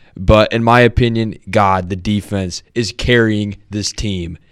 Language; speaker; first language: English; native; English